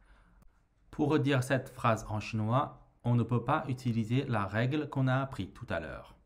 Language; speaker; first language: French; non-native, fluent; Chinese